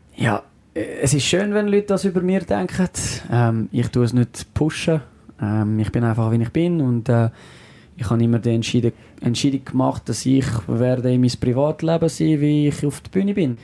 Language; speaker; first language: German; non-native, local second language; French